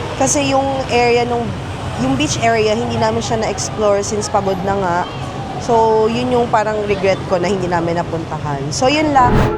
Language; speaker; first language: Filipino; native; Filipino